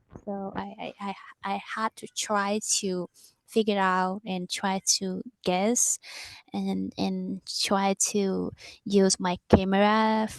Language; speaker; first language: English; non-native, learner; Vietnamese